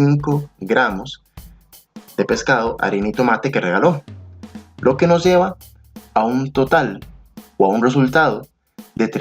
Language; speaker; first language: Spanish; native; Spanish